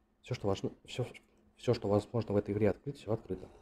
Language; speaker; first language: Russian; native; Russian